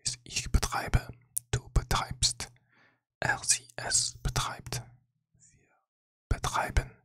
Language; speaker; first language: German; non-native, learner; English